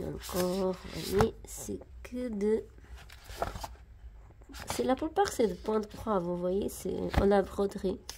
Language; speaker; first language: French; non-native, fluent; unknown